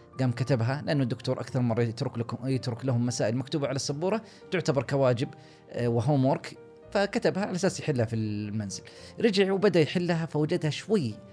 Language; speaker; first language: Arabic; native; Arabic